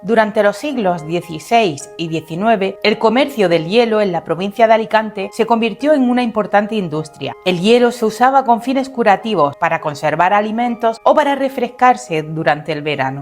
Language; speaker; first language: Spanish; native; Spanish